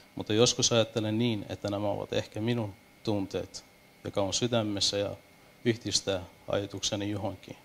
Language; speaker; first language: Finnish; non-native, fluent; Persian